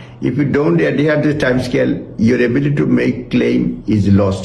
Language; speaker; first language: English; non-native, local second language; Bangla